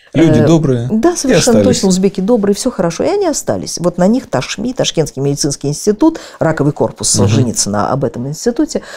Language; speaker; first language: Russian; native; Russian